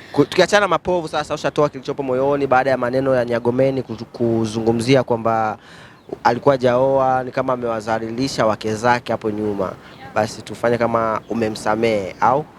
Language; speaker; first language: Swahili; native; Swahili